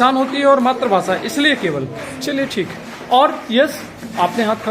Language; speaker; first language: Hindi; native; Hindi